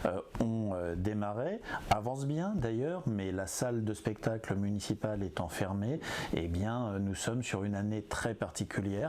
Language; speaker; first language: French; native; French